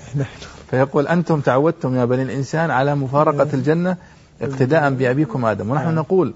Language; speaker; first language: Arabic; native; Arabic